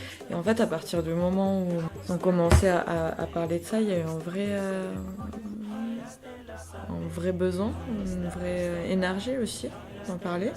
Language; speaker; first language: French; native; French